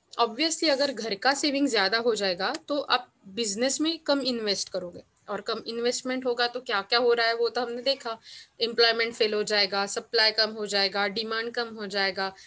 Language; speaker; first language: Hindi; non-native, local second language; Marathi